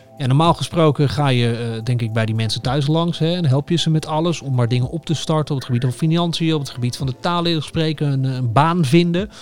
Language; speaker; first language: Dutch; native; Dutch